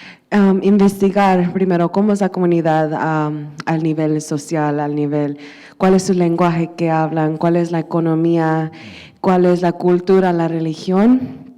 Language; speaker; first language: Spanish; early bilingual, heritage; Spanish